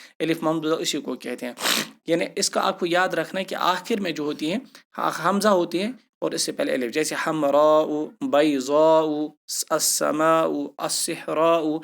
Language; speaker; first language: Urdu; non-native, local second language; Kashmiri